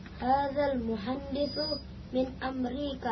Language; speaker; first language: Arabic; non-native, learner; Indonesian